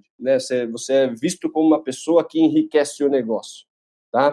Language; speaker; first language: Portuguese; native; Portuguese